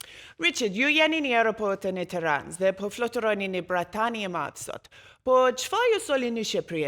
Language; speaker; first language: Albanian; non-native, learner; English